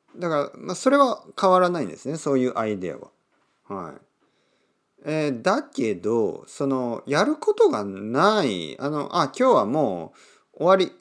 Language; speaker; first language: Japanese; native; Japanese